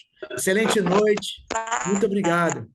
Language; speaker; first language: Portuguese; native; Portuguese